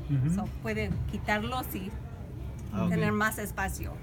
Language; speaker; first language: Spanish; non-native, fluent; English